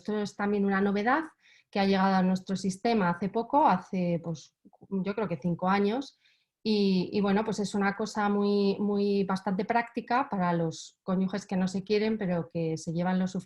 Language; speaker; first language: Spanish; native; Spanish